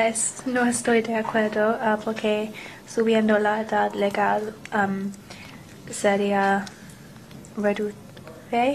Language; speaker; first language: Spanish; non-native, learner; English